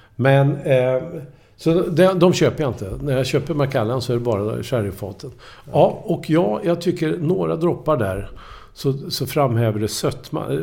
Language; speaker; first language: Swedish; native; Swedish